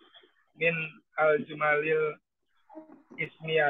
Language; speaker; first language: Arabic; non-native, learner; Indonesian